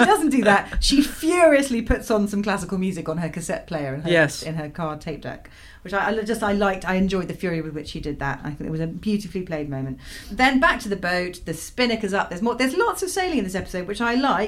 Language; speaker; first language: English; native; English